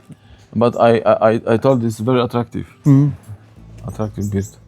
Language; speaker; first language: English; non-native, learner; Polish